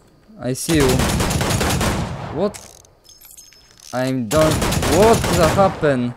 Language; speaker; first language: English; non-native, learner; Polish